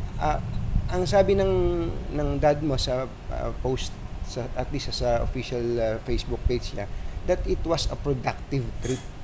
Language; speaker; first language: Filipino; native; Filipino